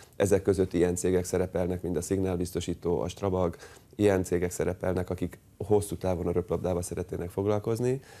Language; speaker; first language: Hungarian; native; Hungarian